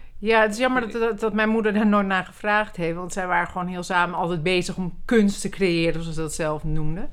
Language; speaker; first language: Dutch; early bilingual, other home language; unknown